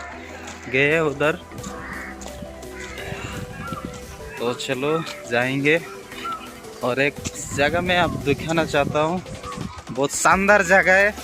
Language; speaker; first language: Hindi; non-native, local second language; Odia